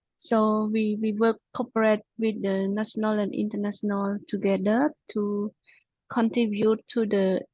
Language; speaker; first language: English; non-native, local second language; Khmer